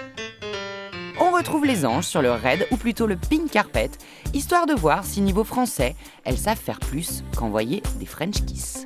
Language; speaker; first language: French; native; French